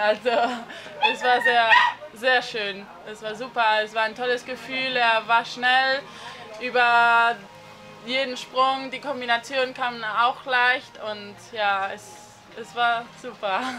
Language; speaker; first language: German; non-native, fluent; Spanish